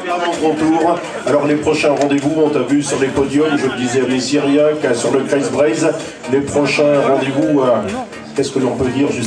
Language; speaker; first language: French; native; French